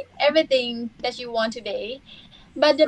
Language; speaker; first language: English; non-native, learner; Thai